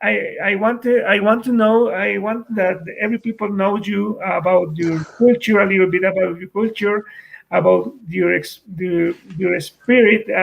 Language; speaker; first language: English; non-native, fluent; Spanish